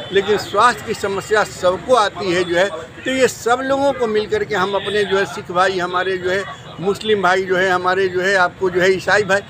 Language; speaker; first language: Hindi; native; Hindi